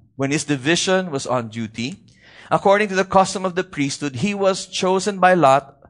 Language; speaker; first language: English; non-native, local second language; Filipino